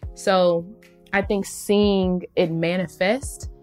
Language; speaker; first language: English; native; English